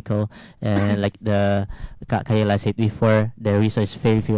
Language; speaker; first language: English; non-native, learner; Indonesian